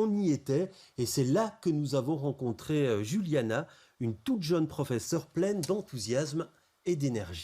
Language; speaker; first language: French; native; French